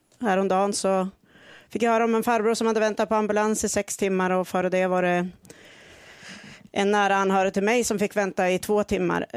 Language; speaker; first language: Swedish; native; Swedish